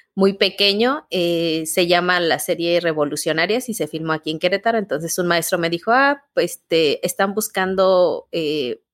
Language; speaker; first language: Spanish; native; Spanish